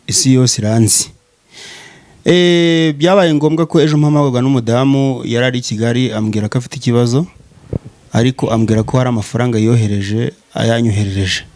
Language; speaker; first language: Kinyarwanda; native; Kinyarwanda